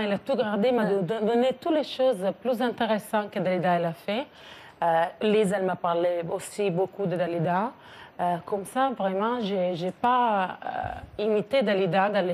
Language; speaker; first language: French; non-native, learner; Italian